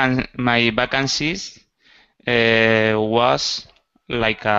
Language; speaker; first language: English; non-native, learner; Spanish